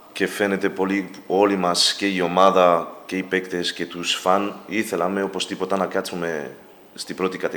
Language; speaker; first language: Greek; non-native, learner; Spanish